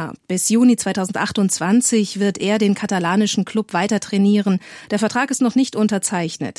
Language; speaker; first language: German; native; German